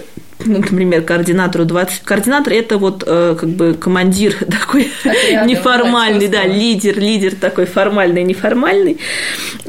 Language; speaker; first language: Russian; native; Russian